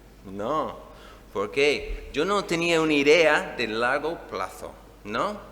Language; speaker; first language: Spanish; non-native, fluent; English